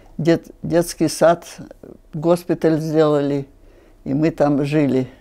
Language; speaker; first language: Russian; non-native, local second language; Finnish